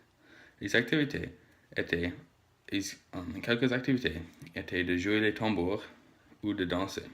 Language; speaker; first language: French; non-native, learner; English